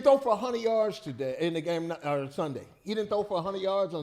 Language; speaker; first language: English; native; English